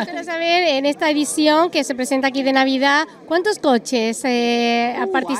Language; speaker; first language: Spanish; native; Spanish